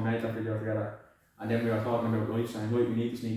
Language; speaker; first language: English; native; English